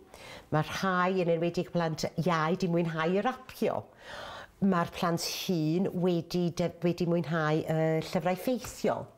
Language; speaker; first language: Welsh; native; Welsh